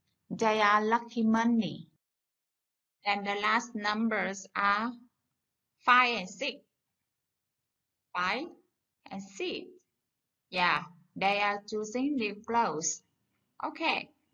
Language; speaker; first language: English; non-native, fluent; Vietnamese